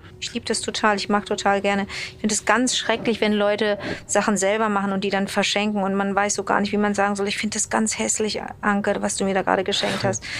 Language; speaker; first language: German; early bilingual, other home language; English